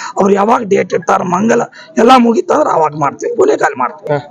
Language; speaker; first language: Kannada; non-native, local second language; Lambadi